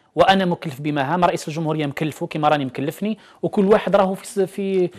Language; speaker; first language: Arabic; native; Arabic